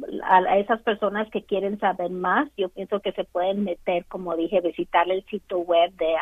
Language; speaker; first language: Spanish; early bilingual, other home language; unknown